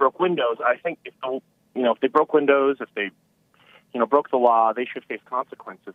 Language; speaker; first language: English; native; English